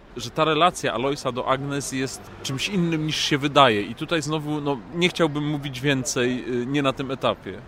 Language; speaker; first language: Polish; native; Polish